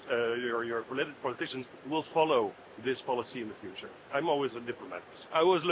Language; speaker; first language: English; non-native, fluent; Dutch